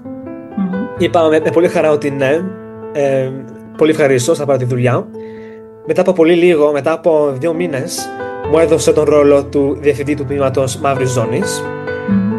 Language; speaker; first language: Greek; early bilingual, heritage; Greek